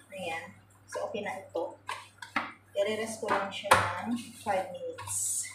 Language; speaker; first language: Filipino; native; Filipino